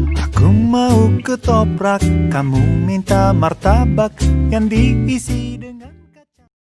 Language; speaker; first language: Indonesian; non-native, fluent; Japanese